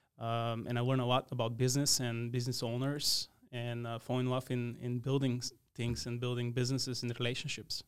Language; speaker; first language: English; non-native, fluent; Macedonian